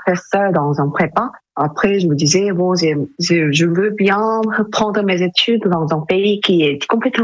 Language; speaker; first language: French; non-native, fluent; Korean